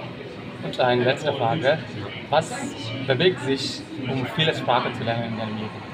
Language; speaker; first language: German; non-native, learner; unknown